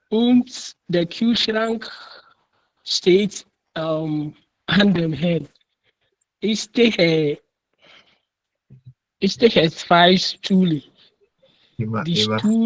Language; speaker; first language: German; non-native, learner; Akan